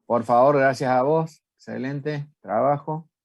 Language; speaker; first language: Spanish; native; Spanish